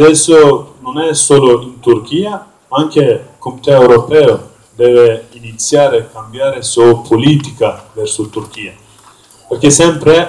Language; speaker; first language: Italian; non-native, learner; Kurdish